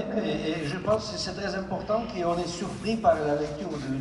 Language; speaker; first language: French; non-native, fluent; Russian